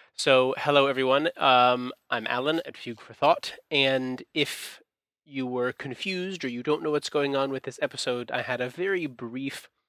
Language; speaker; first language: English; native; English